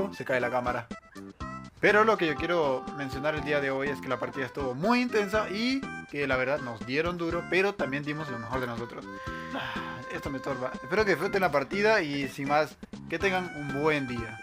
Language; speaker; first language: Spanish; native; Spanish